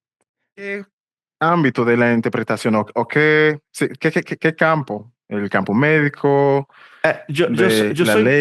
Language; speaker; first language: Spanish; non-native, fluent; English